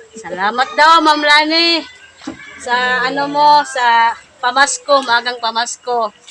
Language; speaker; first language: Filipino; non-native, local second language; Cebuano